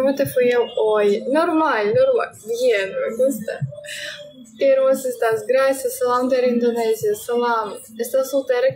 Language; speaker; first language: Spanish; non-native, learner; Russian